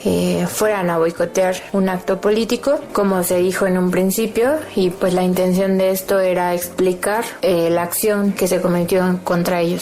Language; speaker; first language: Spanish; native; Spanish